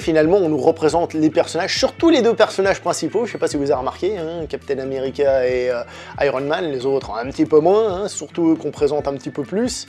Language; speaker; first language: French; native; French